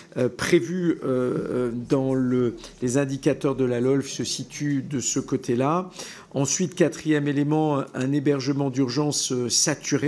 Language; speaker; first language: French; native; French